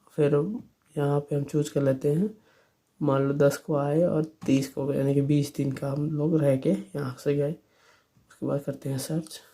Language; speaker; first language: Hindi; native; Hindi